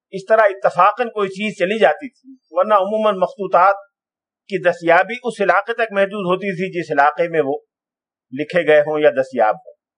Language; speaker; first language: Urdu; native; Urdu